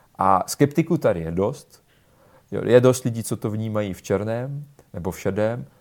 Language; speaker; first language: Czech; non-native, fluent; Russian